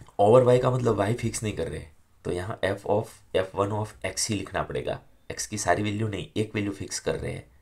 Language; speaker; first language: Hindi; non-native, local second language; Gujarati